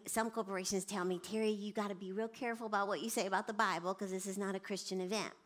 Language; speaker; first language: English; native; English